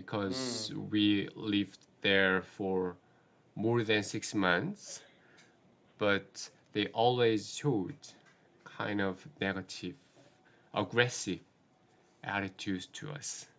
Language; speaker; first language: English; non-native, learner; Korean